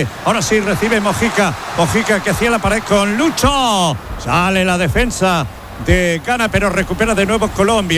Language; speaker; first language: Spanish; native; Spanish